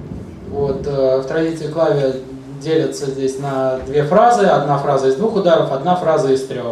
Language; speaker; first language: Russian; native; Russian